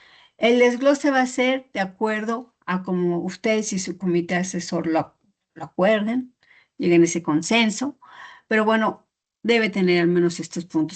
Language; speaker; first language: Spanish; native; Spanish